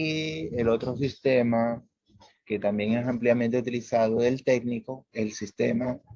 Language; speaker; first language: Spanish; native; Spanish